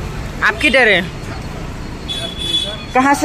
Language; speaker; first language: Hindi; non-native, local second language; Khasi